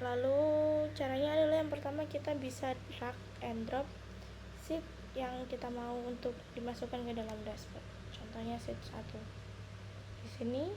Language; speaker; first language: Indonesian; native; Indonesian